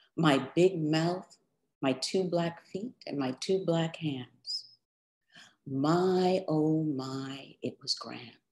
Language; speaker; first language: English; native; English